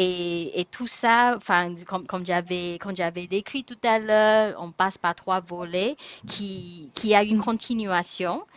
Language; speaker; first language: French; non-native, fluent; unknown